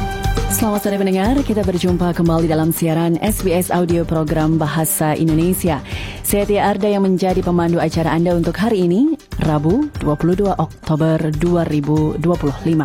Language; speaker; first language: Indonesian; native; Indonesian